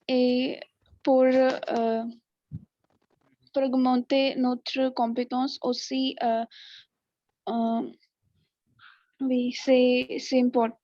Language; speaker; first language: French; non-native, learner; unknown